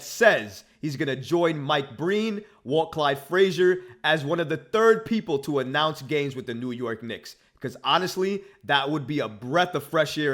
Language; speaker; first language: English; native; English